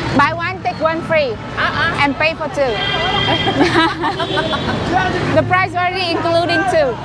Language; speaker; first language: English; non-native, learner; Vietnamese